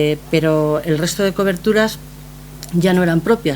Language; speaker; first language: Spanish; native; Spanish